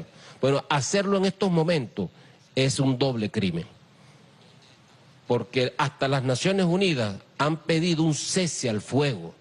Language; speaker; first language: Spanish; native; Spanish